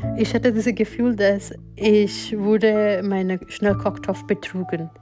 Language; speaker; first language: German; non-native, fluent; Gujarati